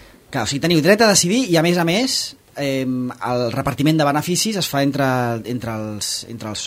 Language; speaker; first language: Catalan; native; Catalan